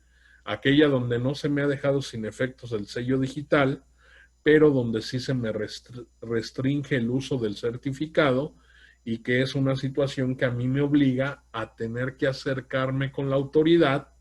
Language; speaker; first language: Spanish; native; Spanish